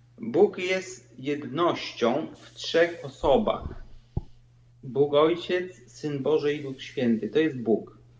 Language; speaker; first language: Polish; native; Polish